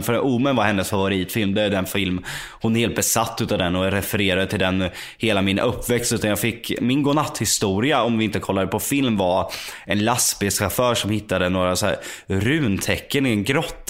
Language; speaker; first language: Swedish; native; Swedish